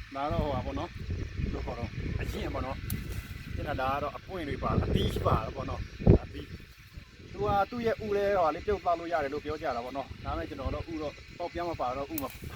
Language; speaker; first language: Burmese; non-native, local second language; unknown